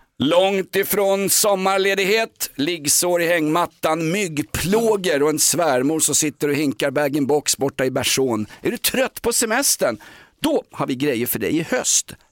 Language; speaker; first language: Swedish; native; Swedish